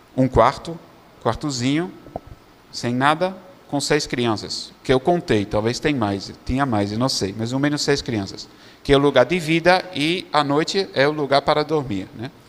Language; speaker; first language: Portuguese; non-native, fluent; Dutch